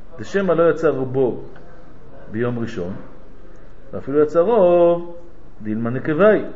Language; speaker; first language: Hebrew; non-native, fluent; French